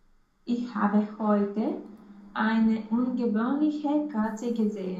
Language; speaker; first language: German; non-native, learner; Romanian